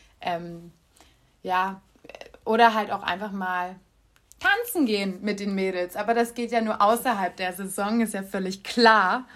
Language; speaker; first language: German; native; German